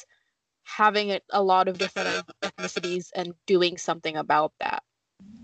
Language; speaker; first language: English; native; English